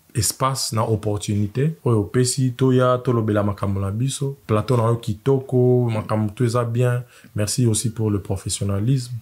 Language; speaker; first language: French; non-native, local second language; Swahili